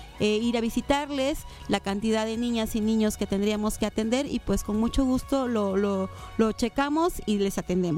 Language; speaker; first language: Spanish; native; Spanish